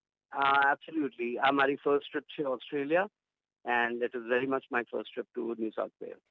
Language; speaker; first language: English; non-native, local second language; Gujarati